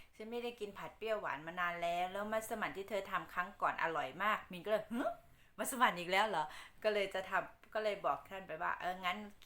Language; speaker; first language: Thai; native; Thai